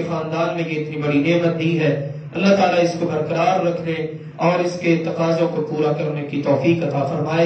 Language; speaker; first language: Urdu; native; Urdu